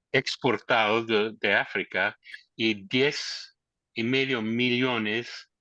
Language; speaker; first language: Spanish; non-native, learner; English